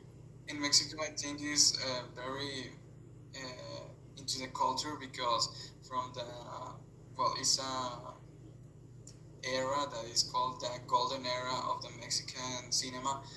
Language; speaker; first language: English; non-native, fluent; Spanish